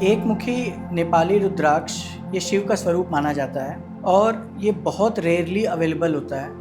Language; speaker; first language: Hindi; non-native, local second language; Tamil